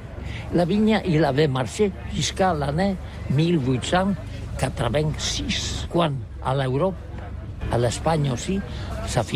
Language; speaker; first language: French; non-native, learner; Catalan